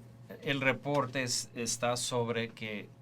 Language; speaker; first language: Spanish; early bilingual, heritage; Spanish